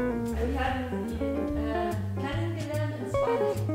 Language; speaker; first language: German; non-native, learner; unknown